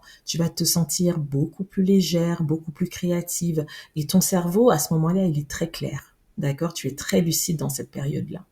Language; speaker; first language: French; native; French